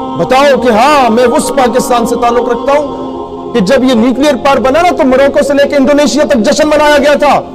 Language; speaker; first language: Urdu; non-native, local second language; Punjabi